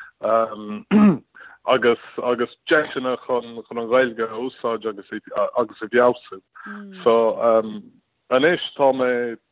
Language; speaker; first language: Irish; non-native, learner; English